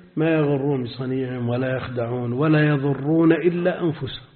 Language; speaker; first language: Arabic; native; Arabic